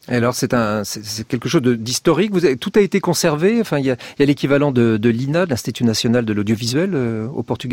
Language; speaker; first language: French; native; French